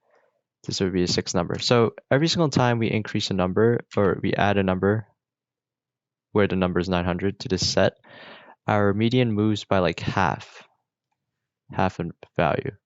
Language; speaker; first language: English; native; English